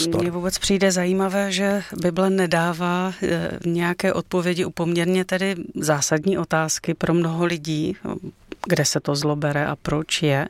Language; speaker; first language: Czech; native; Czech